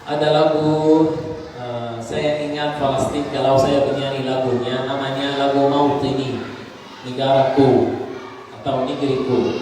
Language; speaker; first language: Indonesian; non-native, learner; Arabic